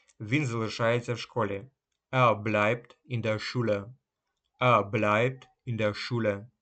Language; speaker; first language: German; non-native, fluent; Ukrainian